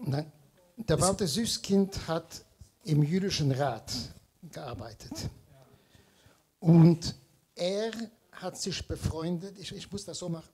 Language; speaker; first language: German; early bilingual, heritage; German